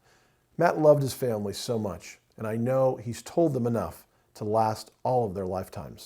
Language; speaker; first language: English; native; English